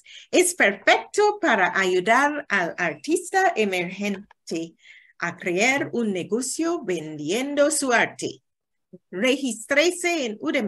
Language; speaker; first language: Spanish; non-native, learner; English